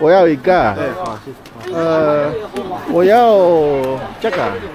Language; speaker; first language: Chinese; non-native, learner; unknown